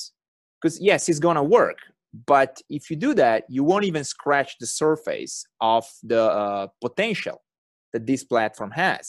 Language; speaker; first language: English; non-native, fluent; Italian